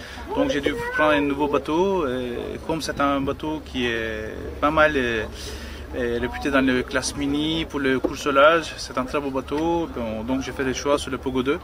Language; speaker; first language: French; non-native, fluent; Turkish